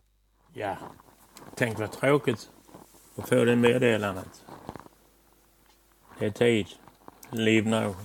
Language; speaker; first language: Swedish; native; Swedish